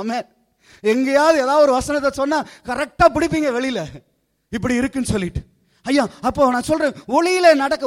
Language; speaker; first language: Tamil; native; Tamil